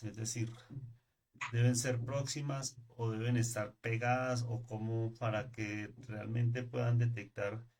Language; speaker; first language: Spanish; native; Spanish